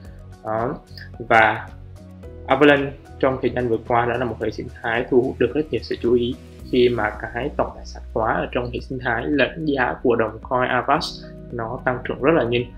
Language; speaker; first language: Vietnamese; native; Vietnamese